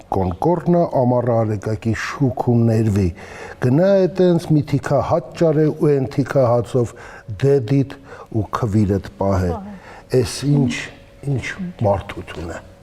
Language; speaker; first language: Armenian; native; Armenian